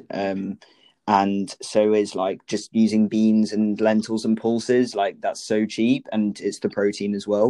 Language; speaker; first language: English; native; English